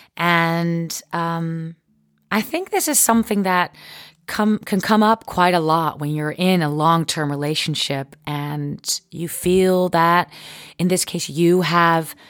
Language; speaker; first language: English; non-native, fluent; Dutch